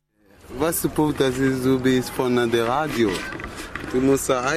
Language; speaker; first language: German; non-native, learner; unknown